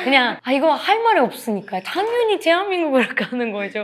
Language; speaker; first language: Korean; non-native, fluent; Turkish